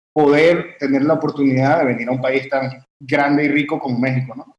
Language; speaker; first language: Spanish; early bilingual, heritage; French